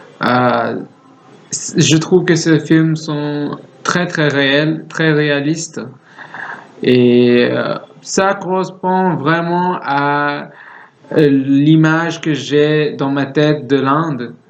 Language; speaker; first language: French; non-native, learner; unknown